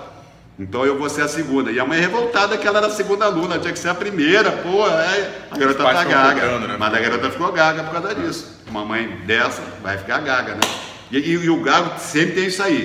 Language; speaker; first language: Portuguese; native; Portuguese